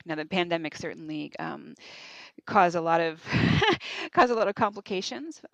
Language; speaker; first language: English; native; English